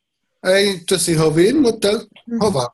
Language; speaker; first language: Finnish; non-native, learner; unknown